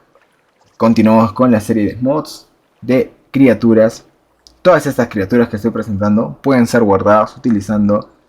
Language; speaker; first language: Spanish; native; Spanish